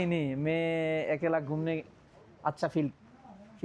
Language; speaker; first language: Hindi; non-native, learner; Bangla